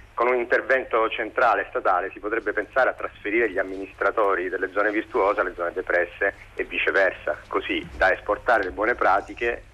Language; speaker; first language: Italian; native; Italian